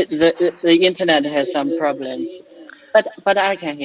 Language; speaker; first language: English; non-native, learner; Chinese